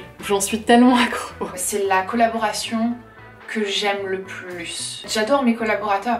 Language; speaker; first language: French; native; French